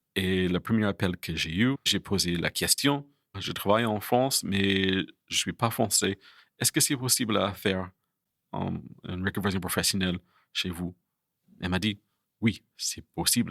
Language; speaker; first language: French; non-native, fluent; English